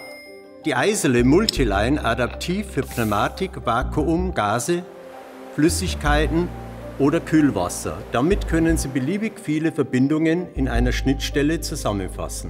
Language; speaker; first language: German; native; German